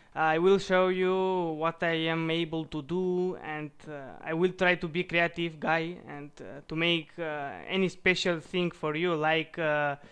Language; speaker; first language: English; non-native, learner; Bulgarian